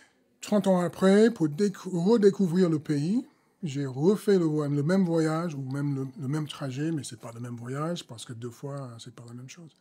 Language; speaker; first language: French; non-native, fluent; English